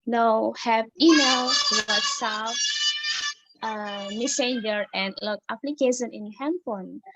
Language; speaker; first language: English; non-native, learner; Indonesian